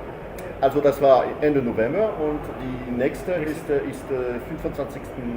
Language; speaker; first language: German; non-native, fluent; French